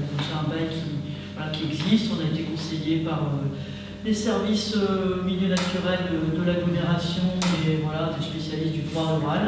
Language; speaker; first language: French; native; French